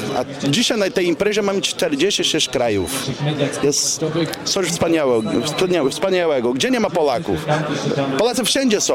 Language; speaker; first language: Polish; non-native, fluent; Portuguese